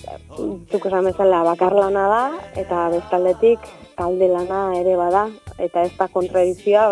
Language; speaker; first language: Basque; native; Basque